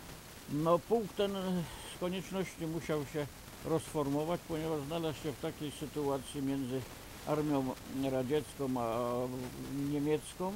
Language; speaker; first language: Polish; native; Polish